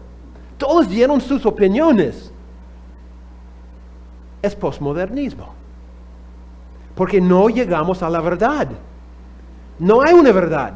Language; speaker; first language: Spanish; non-native, fluent; English